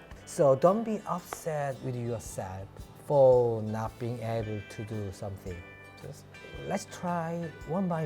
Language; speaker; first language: English; non-native, learner; Korean